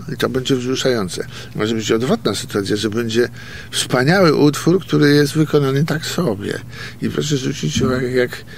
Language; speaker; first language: Polish; native; Polish